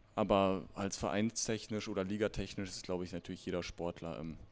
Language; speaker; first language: German; native; German